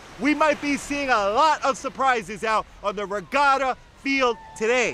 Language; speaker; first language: English; native; English